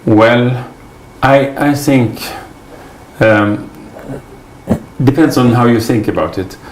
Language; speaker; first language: English; non-native, fluent; Swedish